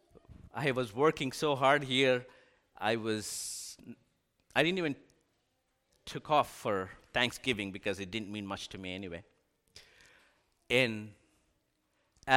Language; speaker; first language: English; non-native, local second language; Telugu